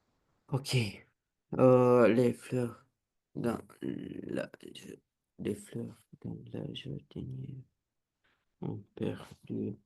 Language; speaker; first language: French; non-native, learner; Romanian